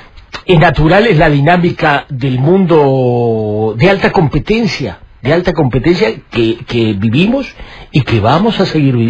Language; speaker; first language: Spanish; native; Spanish